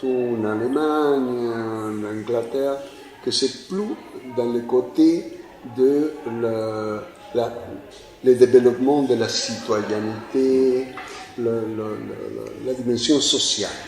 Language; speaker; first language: French; non-native, fluent; Spanish